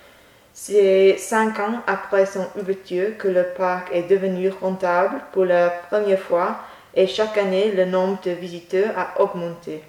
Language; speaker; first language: French; non-native, learner; English